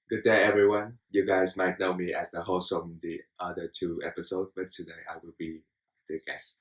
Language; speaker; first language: English; non-native, fluent; Vietnamese